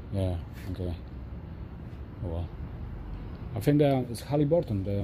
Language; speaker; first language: English; non-native, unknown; Polish